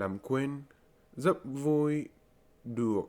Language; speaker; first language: Vietnamese; non-native, learner; English